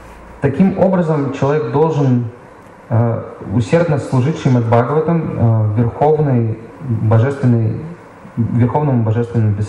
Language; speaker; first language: Russian; native; Russian